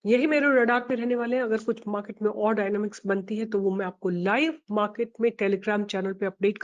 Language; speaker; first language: Hindi; native; Hindi